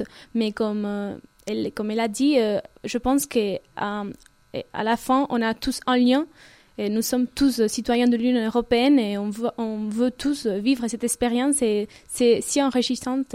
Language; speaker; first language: French; non-native, fluent; Spanish